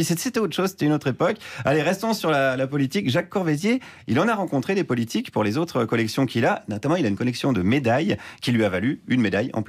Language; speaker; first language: French; native; French